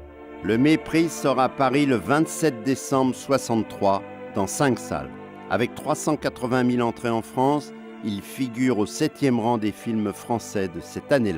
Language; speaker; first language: French; native; French